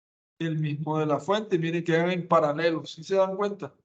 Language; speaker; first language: Spanish; native; Spanish